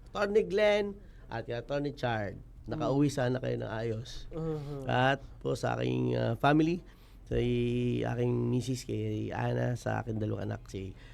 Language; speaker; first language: Filipino; native; Filipino